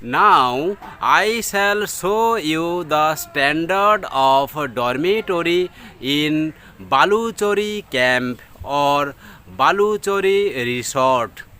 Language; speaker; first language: English; non-native, local second language; Bangla